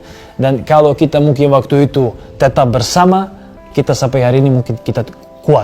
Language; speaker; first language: Indonesian; non-native, fluent; Serbian